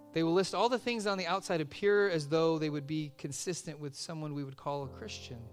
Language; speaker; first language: English; native; English